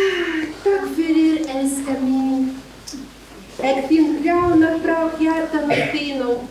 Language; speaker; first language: Icelandic; non-native, learner; Ukrainian